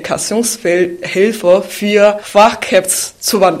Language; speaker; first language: German; non-native, fluent; Chinese